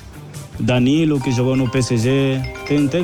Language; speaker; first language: Portuguese; non-native, local second language; Spanish